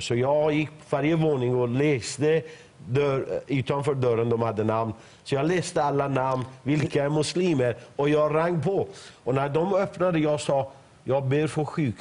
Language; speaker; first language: Swedish; non-native, fluent; Persian